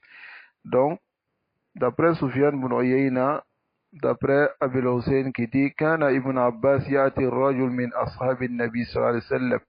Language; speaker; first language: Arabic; non-native, fluent; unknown